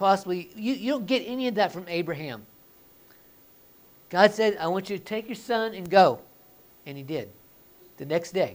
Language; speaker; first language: English; native; English